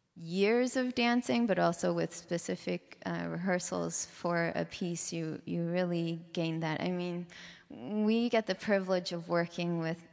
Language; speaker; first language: English; native; English